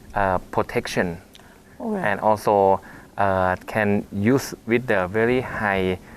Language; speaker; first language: English; non-native, fluent; Thai